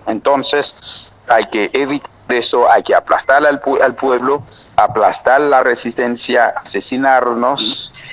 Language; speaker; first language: Spanish; non-native, fluent; Haitian Creole